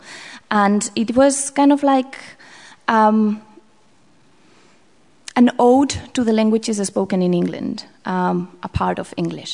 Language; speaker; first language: English; non-native, fluent; Spanish